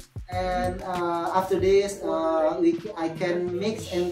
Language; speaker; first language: English; non-native, learner; Indonesian